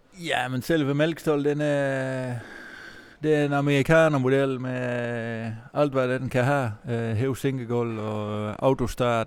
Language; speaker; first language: Danish; non-native, fluent; Dutch